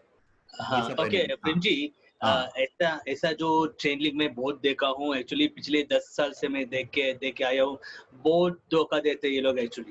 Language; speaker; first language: Hindi; non-native, local second language; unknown